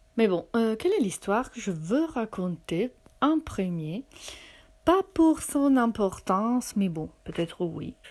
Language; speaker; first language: French; non-native, fluent; Italian